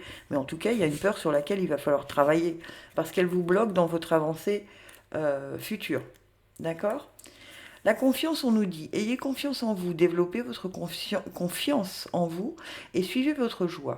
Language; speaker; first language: French; native; French